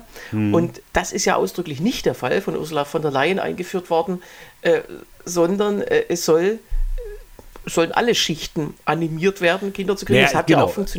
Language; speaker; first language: German; native; German